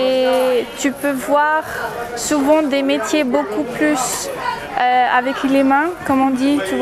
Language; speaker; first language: French; early bilingual, heritage; French